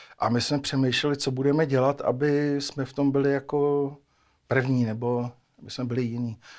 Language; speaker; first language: Czech; native; Czech